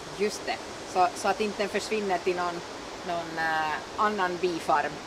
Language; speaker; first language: Swedish; native; Swedish